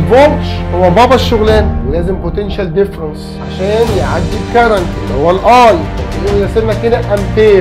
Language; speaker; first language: Arabic; native; Arabic